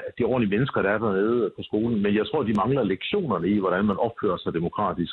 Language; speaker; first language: Danish; native; Danish